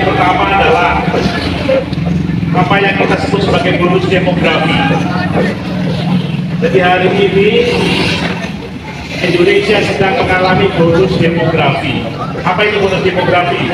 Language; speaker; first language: Indonesian; native; Indonesian